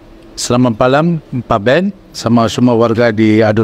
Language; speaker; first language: Indonesian; non-native, fluent; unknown